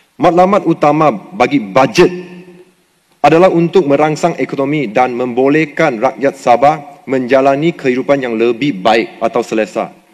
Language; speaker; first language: Malay; non-native, local second language; Chinese